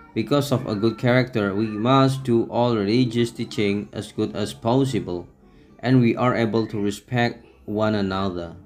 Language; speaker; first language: English; non-native, fluent; Indonesian